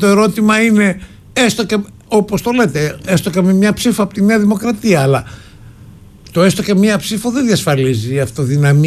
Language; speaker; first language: Greek; native; Greek